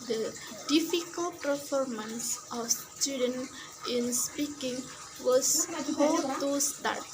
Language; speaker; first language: English; non-native, learner; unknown